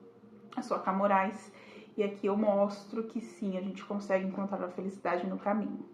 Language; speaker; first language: Portuguese; native; Portuguese